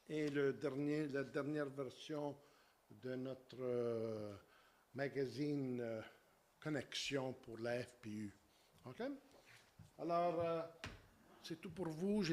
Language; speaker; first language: French; native; French